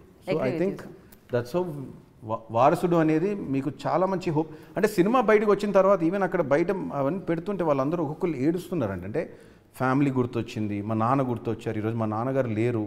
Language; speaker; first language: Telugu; native; Telugu